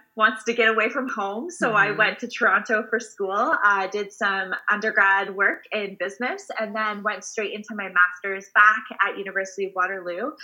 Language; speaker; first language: English; native; English